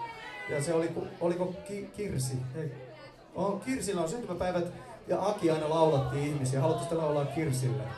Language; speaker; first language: Finnish; native; Finnish